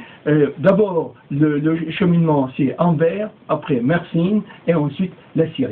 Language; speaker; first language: French; non-native, fluent; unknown